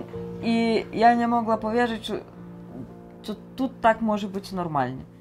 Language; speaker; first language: Polish; non-native, learner; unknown